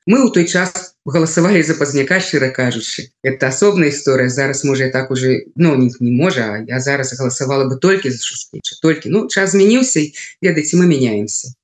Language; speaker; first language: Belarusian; non-native, local second language; Russian